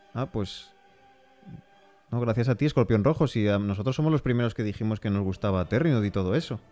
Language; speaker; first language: Spanish; native; Spanish